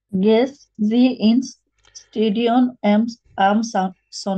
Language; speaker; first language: German; non-native, learner; Bangla